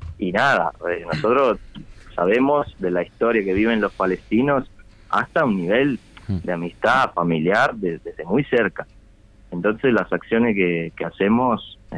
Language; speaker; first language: Spanish; non-native, fluent; Italian